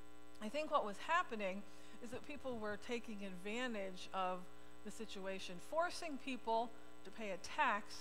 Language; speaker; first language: English; native; English